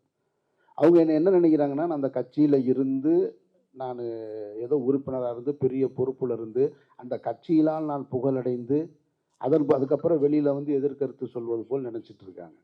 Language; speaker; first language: Tamil; native; Tamil